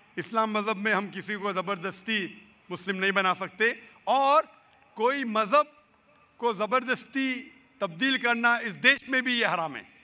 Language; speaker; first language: Hindi; non-native, local second language; Konkani